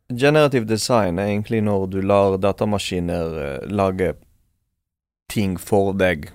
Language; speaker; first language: Norwegian; non-native, fluent; Hebrew